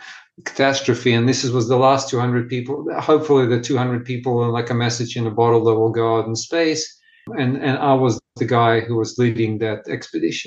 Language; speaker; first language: English; non-native, fluent; Ukrainian